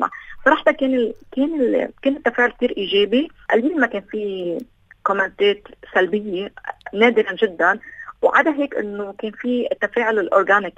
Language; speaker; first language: Arabic; native; Arabic